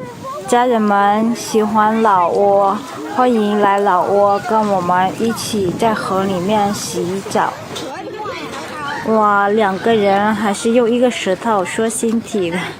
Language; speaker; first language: Chinese; non-native, fluent; Hmong